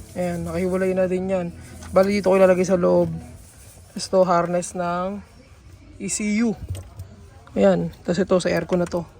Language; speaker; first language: Filipino; native; Filipino